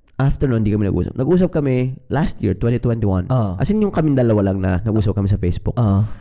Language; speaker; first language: Filipino; native; Filipino